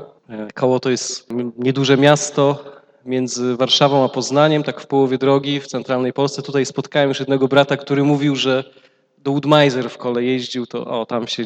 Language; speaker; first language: Polish; native; Polish